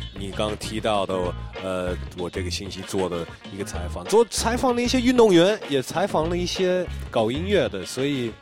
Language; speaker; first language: Chinese; early bilingual, heritage; Chinese